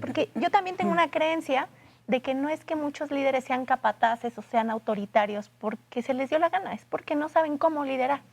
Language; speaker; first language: Spanish; native; Spanish